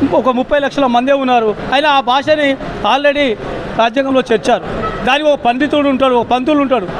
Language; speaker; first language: Telugu; non-native, local second language; Lambadi